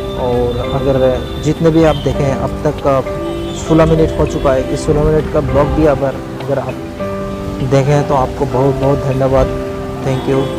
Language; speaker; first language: Hindi; non-native, local second language; Bangla